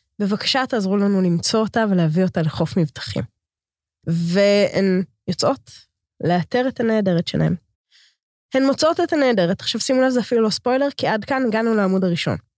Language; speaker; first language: Hebrew; native; Hebrew